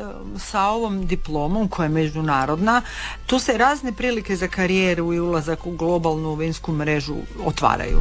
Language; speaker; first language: Serbian; native; Serbian